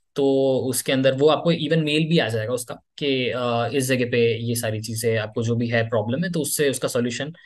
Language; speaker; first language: Hindi; native; Hindi